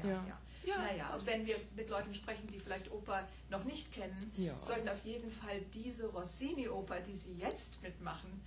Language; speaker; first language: German; native; German